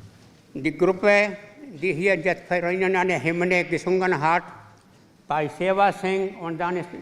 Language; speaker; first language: German; non-native, fluent; Punjabi